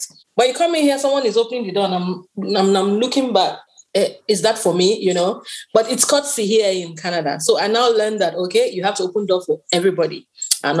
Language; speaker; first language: English; non-native, local second language; Yoruba